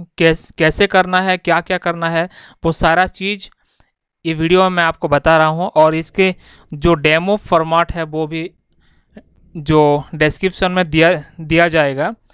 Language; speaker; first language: Hindi; non-native, local second language; Bangla